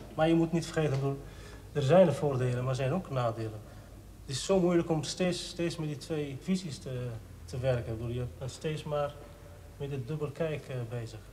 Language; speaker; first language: Dutch; non-native, fluent; Arabic